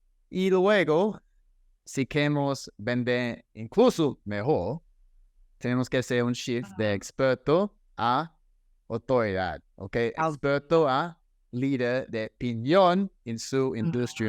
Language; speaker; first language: Spanish; non-native, fluent; English